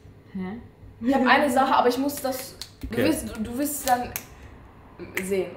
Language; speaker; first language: German; early bilingual, other home language; Persian